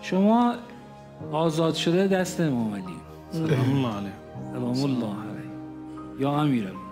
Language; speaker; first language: Persian; native; Persian